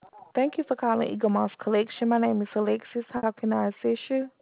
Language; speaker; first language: English; native; English